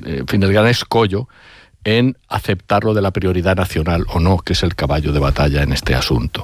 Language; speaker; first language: Spanish; native; Spanish